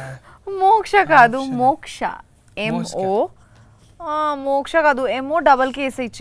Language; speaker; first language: Telugu; non-native, learner; Bangla